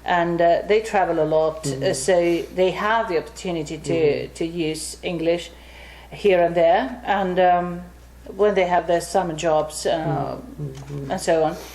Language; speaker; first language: English; non-native, fluent; Finnish